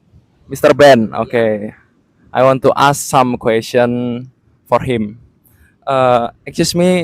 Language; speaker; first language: English; non-native, learner; Indonesian